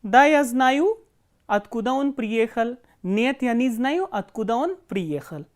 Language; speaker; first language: Russian; non-native, fluent; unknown